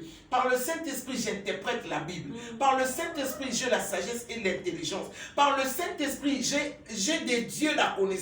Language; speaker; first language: French; non-native, local second language; Lingala